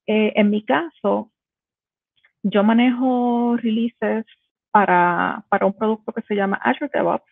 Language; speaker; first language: Spanish; native; Spanish